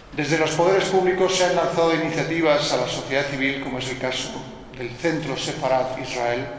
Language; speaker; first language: Spanish; native; Spanish